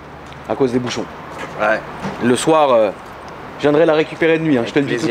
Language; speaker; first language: French; native; French